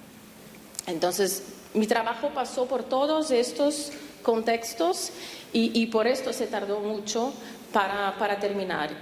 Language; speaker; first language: Spanish; non-native, fluent; Portuguese